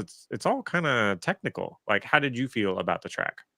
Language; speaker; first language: English; native; English